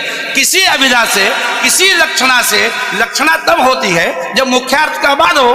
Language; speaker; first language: Hindi; native; Hindi